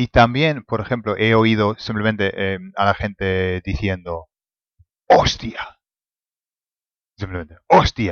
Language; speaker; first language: Spanish; non-native, fluent; English